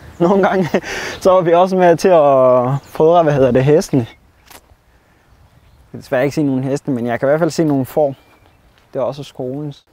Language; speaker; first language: Danish; early bilingual, other home language; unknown